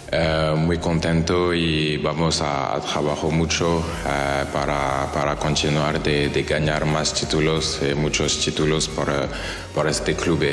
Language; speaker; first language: Spanish; non-native, learner; French